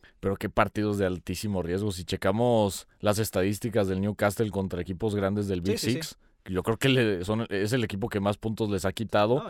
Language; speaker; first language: Spanish; native; Spanish